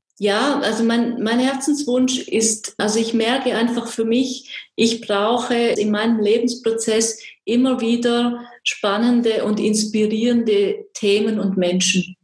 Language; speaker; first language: German; native; German